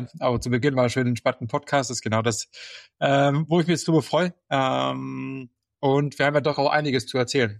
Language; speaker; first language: German; native; German